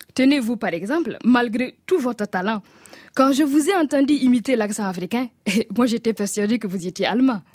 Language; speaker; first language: French; non-native, local second language; Mossi